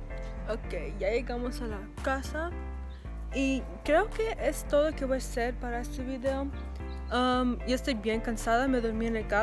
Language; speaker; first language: Spanish; early bilingual, heritage; Spanish